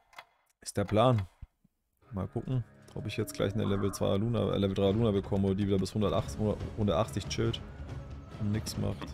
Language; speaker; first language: German; native; German